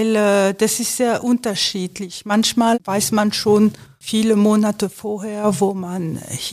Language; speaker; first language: German; non-native, fluent; French